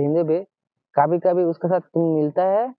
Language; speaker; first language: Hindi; non-native, learner; Bangla